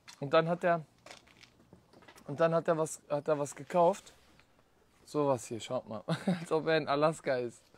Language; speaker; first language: German; non-native, fluent; Turkish